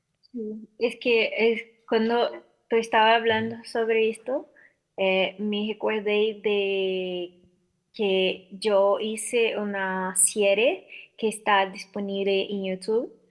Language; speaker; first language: Spanish; non-native, learner; Portuguese